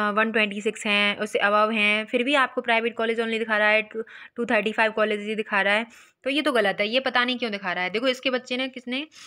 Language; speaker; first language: Hindi; native; Hindi